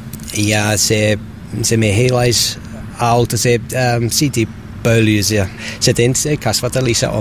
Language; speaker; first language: Finnish; non-native, learner; English